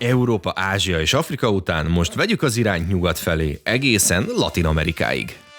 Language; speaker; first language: Hungarian; native; Hungarian